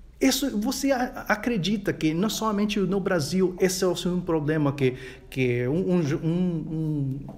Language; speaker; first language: Portuguese; non-native, fluent; Spanish